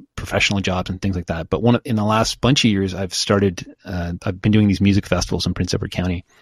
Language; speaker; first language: English; native; English